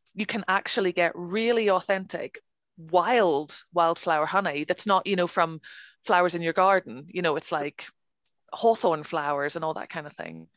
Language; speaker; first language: English; native; English